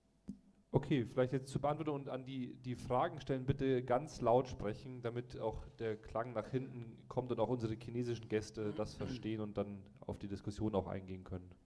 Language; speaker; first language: German; native; German